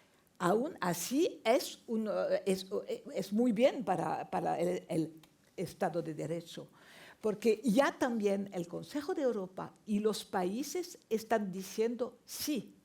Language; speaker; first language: Spanish; non-native, fluent; French